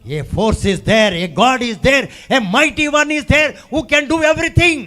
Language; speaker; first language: English; non-native, local second language; Telugu